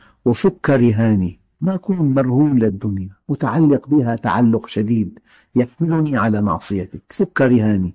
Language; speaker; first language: Arabic; native; Arabic